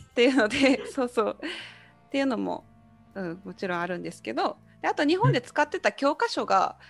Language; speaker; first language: Japanese; native; Japanese